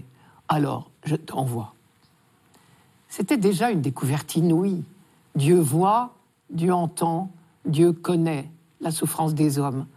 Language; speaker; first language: French; native; French